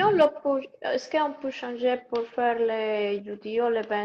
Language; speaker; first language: French; non-native, learner; Spanish